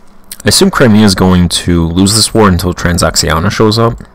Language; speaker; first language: English; native; English